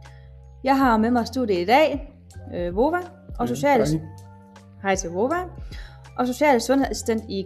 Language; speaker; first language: Danish; native; Danish